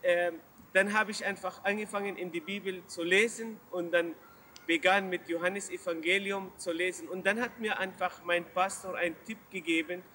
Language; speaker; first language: German; non-native, learner; Arabic